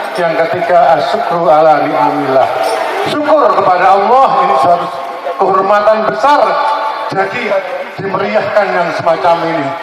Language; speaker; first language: Indonesian; non-native, local second language; Javanese